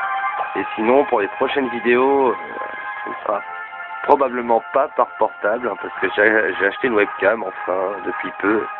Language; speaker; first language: French; native; French